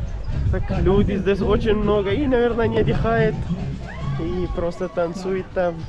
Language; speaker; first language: Russian; non-native, learner; Urdu